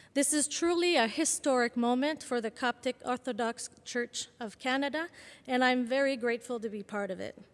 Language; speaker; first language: English; non-native, local second language; French